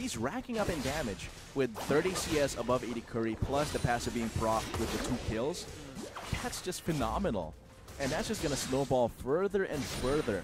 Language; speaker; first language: English; non-native, local second language; Filipino